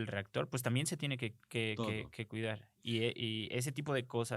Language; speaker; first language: Spanish; native; Spanish